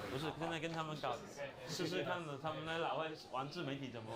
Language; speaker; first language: Chinese; native; Chinese